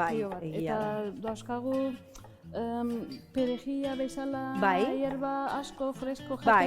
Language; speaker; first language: Basque; non-native, learner; Turkish